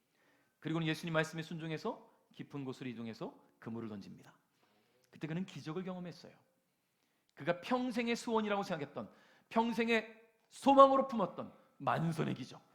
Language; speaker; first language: Korean; native; Korean